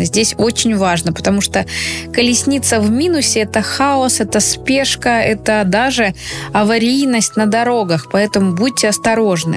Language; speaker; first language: Russian; native; Russian